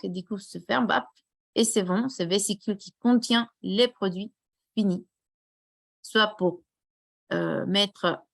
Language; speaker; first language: French; non-native, fluent; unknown